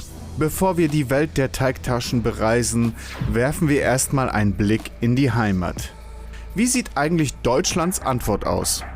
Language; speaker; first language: German; native; German